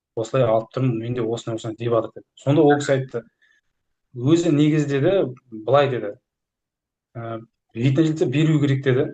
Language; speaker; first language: Kazakh; early bilingual, heritage; Kazakh